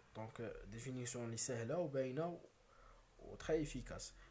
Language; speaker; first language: French; non-native, local second language; Arabic